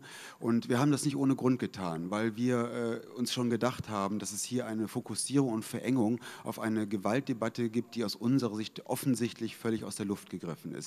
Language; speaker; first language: German; native; German